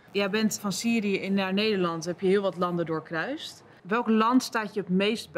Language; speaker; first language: Dutch; native; Dutch